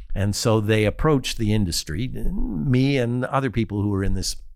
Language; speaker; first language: English; native; English